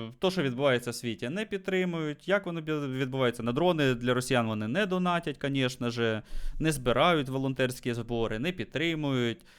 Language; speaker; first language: Ukrainian; native; Ukrainian